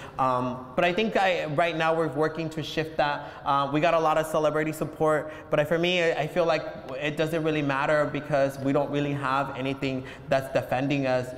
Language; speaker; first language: English; early bilingual, other home language; Spanish